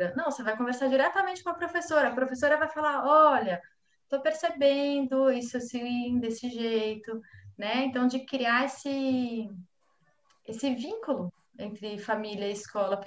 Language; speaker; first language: Portuguese; native; Portuguese